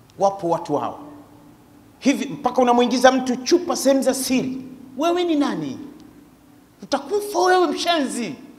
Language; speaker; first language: Swahili; native; Swahili